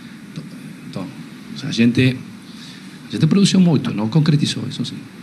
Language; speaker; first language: Portuguese; non-native, learner; Spanish